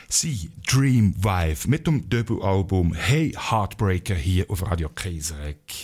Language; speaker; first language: German; native; German